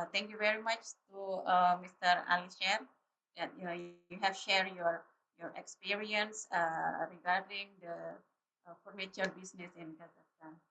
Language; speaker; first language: English; non-native, learner; Indonesian